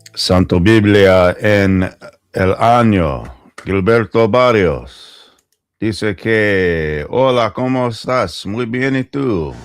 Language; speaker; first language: Spanish; non-native, learner; English